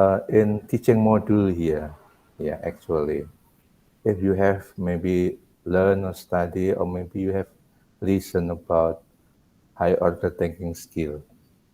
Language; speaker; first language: English; non-native, learner; Indonesian